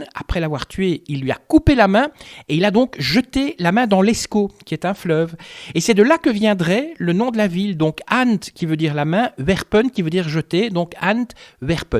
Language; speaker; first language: French; native; French